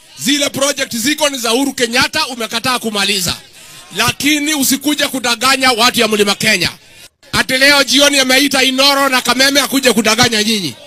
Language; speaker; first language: Swahili; non-native, local second language; Kikuyu